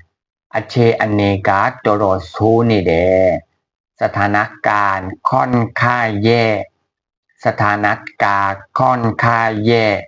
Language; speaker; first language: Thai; non-native, fluent; Burmese